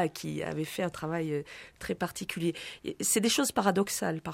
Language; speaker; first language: French; native; French